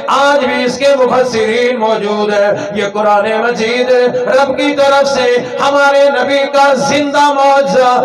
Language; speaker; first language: Urdu; non-native, local second language; Saraiki